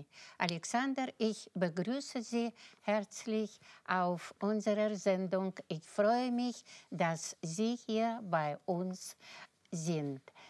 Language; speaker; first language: German; non-native, fluent; Russian